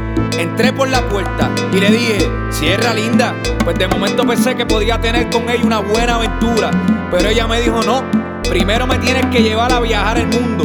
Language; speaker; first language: Spanish; native; Spanish